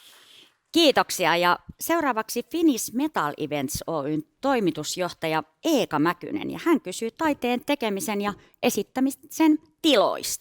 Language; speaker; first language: Finnish; native; Finnish